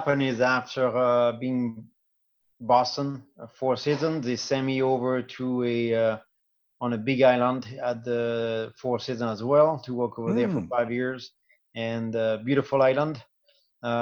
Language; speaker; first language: English; non-native, fluent; French